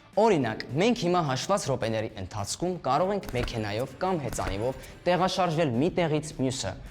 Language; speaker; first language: Armenian; early bilingual, heritage; Armenian